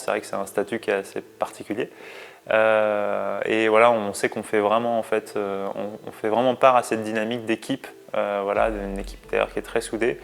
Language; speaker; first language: French; native; French